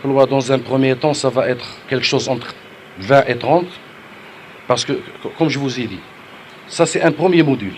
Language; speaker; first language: French; non-native, local second language; Arabic